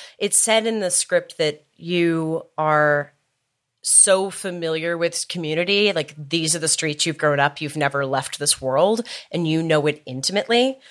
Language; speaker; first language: English; native; English